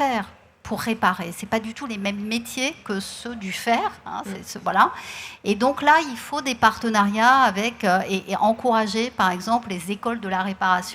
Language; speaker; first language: French; native; French